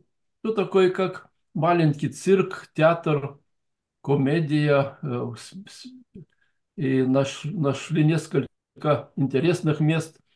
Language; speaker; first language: Russian; non-native, fluent; Lithuanian